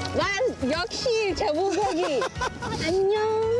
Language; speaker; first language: Korean; non-native, learner; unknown